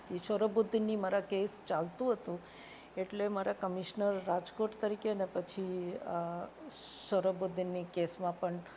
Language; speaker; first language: Gujarati; non-native, local second language; Tamil